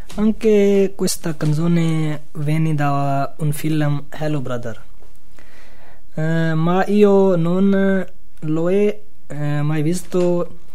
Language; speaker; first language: Italian; non-native, fluent; Urdu